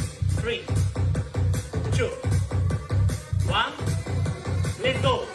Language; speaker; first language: English; non-native, learner; Spanish